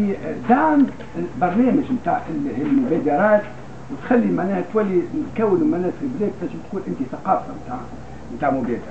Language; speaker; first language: Arabic; native; Arabic